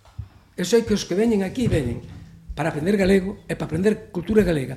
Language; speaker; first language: Galician; native; Galician